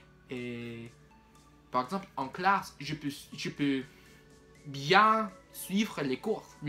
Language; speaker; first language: French; non-native, fluent; English